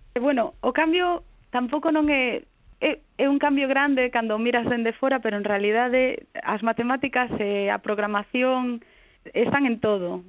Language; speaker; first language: Galician; non-native, local second language; Spanish